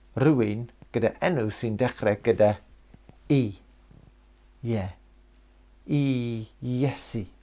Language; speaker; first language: Welsh; non-native, local second language; English